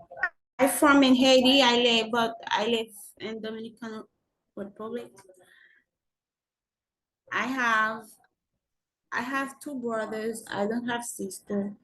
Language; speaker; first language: English; non-native, learner; Haitian Creole